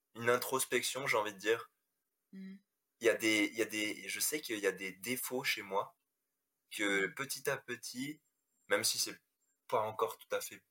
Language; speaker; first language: French; native; French